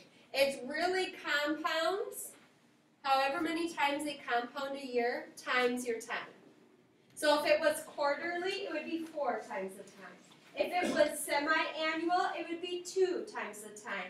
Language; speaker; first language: English; native; English